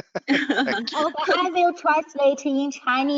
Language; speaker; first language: English; non-native, learner; Chinese